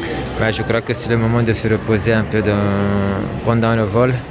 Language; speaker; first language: French; non-native, fluent; Romanian